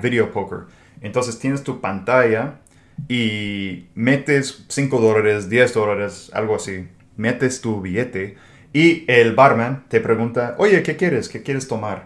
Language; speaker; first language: Spanish; non-native, fluent; English